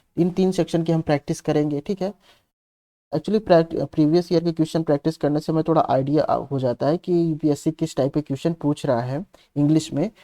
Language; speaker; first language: Hindi; native; Hindi